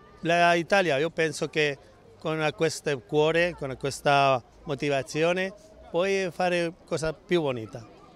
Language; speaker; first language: Italian; non-native, learner; Spanish